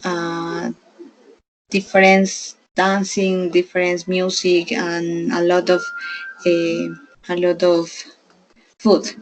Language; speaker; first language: English; non-native, learner; Spanish